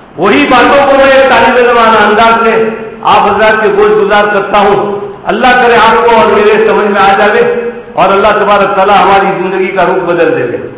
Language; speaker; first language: Urdu; non-native, local second language; Gujarati